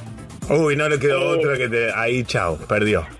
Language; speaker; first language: Spanish; native; Spanish